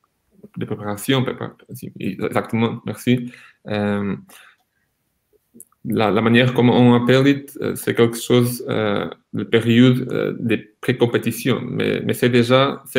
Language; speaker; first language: French; non-native, fluent; Portuguese